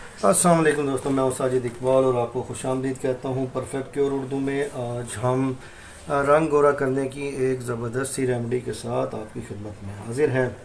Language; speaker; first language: Urdu; native; Urdu